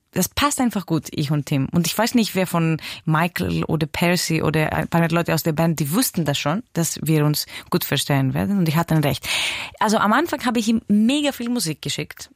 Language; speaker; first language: German; non-native, fluent; Greek